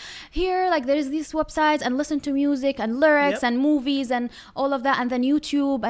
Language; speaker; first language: English; non-native, fluent; Arabic